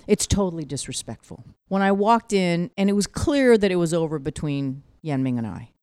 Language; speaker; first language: English; native; English